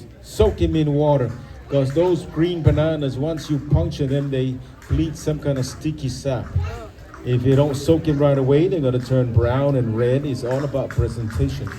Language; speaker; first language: English; non-native, local second language; Samoan